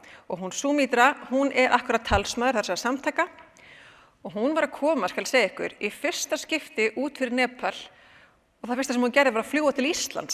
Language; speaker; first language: Icelandic; native; Icelandic